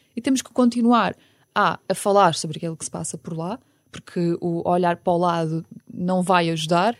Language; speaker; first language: Portuguese; early bilingual, other home language; Ukrainian